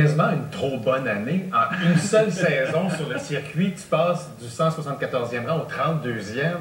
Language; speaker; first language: French; native; French